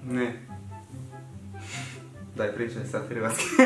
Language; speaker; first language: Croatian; early bilingual, heritage; Croatian